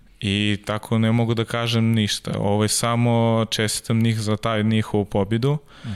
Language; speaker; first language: Serbian; non-native, learner; Russian